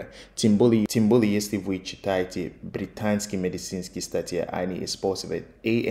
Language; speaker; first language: Russian; non-native, fluent; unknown